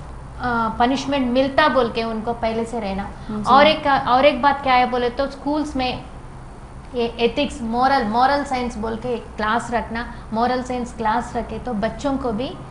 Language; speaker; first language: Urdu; non-native, local second language; Telugu